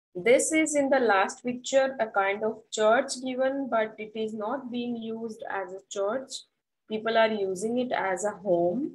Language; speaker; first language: English; non-native, local second language; Hindi